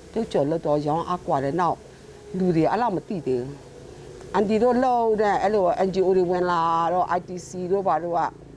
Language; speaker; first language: Burmese; non-native, local second language; Western Kayah